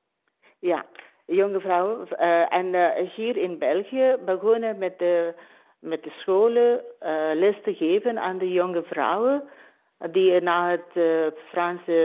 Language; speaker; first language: Dutch; non-native, learner; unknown